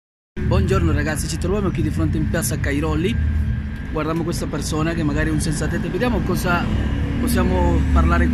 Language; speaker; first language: Italian; non-native, fluent; Spanish